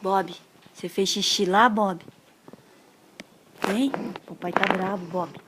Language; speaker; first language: Portuguese; native; Portuguese